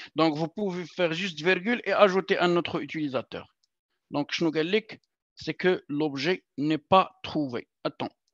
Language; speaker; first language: French; non-native, local second language; Arabic